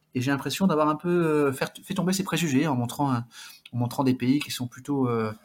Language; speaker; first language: French; native; French